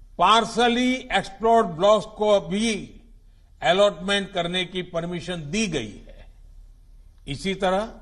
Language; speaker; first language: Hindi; non-native, local second language; Gujarati